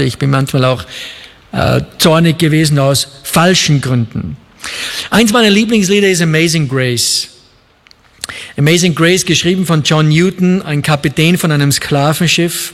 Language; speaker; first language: German; native; German